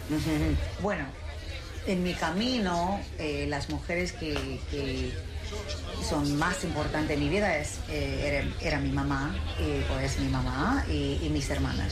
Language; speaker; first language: Spanish; early bilingual, heritage; English